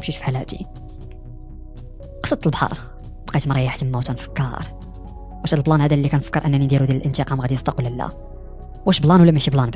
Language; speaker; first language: Arabic; native; Arabic